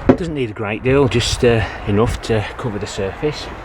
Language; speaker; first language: English; native; English